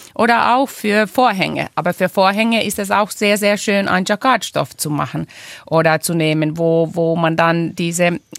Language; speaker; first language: German; non-native, fluent; Finnish